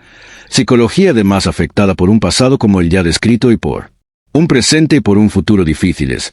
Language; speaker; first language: Spanish; native; Spanish